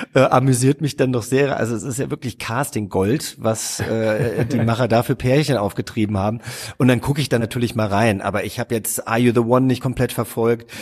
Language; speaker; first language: German; native; German